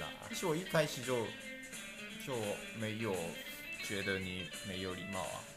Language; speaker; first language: Chinese; non-native, fluent; Japanese